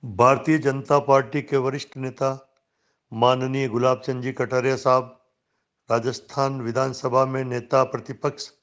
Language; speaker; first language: Hindi; native; Hindi